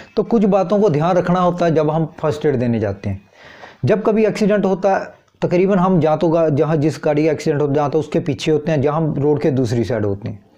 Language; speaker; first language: Hindi; non-native, local second language; Punjabi